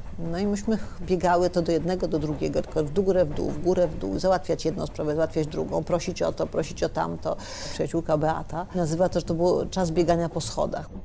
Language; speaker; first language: Polish; native; Polish